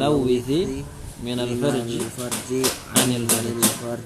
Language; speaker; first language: Arabic; non-native, fluent; Indonesian